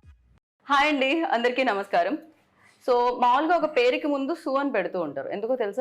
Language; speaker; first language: Telugu; native; Telugu